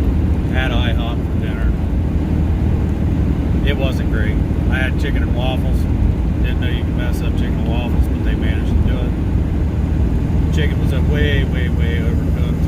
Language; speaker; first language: English; native; English